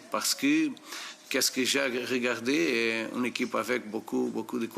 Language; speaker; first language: French; non-native, fluent; Portuguese